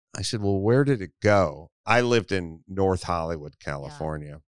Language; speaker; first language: English; native; English